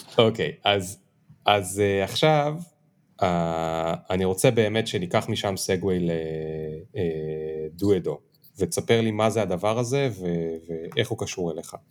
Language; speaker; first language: Hebrew; native; Hebrew